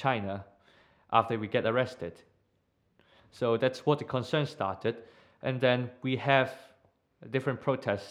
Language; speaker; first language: English; non-native, local second language; Cantonese